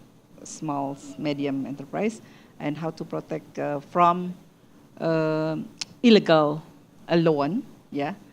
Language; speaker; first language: English; non-native, learner; Indonesian